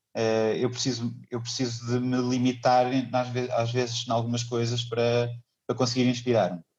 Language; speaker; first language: Portuguese; native; Portuguese